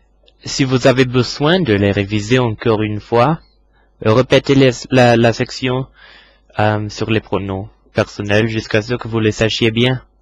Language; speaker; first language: French; non-native, fluent; English